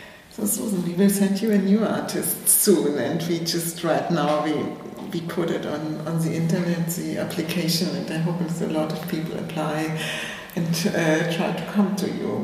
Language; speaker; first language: English; non-native, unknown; German